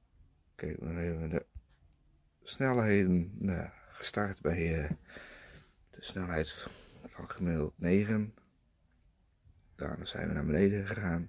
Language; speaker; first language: Dutch; native; Dutch